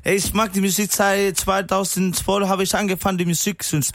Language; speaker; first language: German; non-native, learner; Spanish